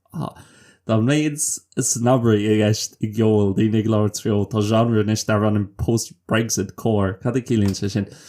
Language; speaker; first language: Irish; non-native, local second language; English